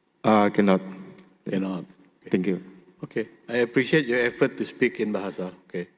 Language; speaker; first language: English; non-native, local second language; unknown